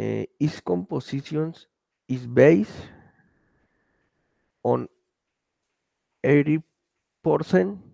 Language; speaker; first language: English; non-native, learner; Spanish